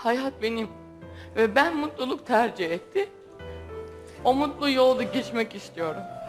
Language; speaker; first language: Turkish; non-native, learner; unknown